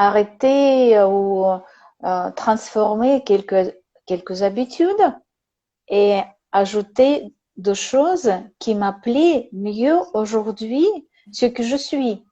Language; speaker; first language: French; non-native, learner; Russian